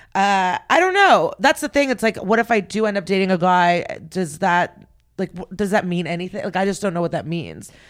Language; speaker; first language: English; early bilingual, other home language; Russian